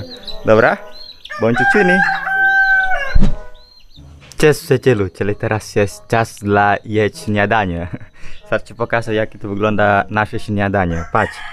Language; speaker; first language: Polish; non-native, learner; Balinese